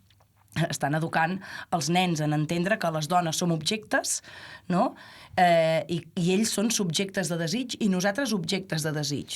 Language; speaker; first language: Catalan; native; Catalan